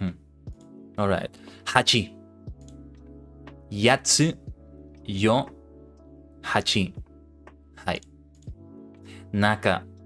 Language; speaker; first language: Japanese; non-native, learner; English